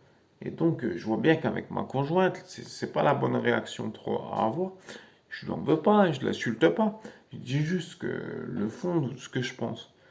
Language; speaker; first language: French; native; French